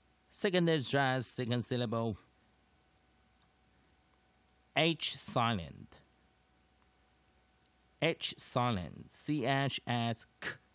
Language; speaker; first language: English; non-native, fluent; Chinese